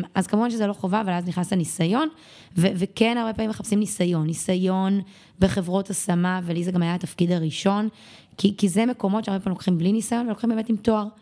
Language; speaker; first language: Hebrew; native; Hebrew